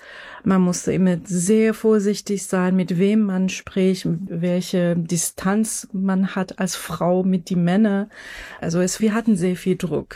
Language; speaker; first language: German; non-native, fluent; Persian